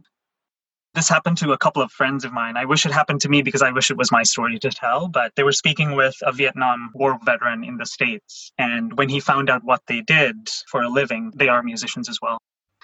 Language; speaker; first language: English; non-native, local second language; Sinhala